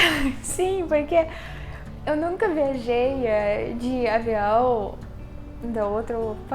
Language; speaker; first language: Portuguese; non-native, fluent; Russian